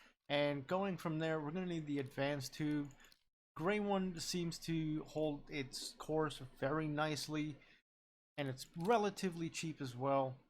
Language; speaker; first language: English; native; English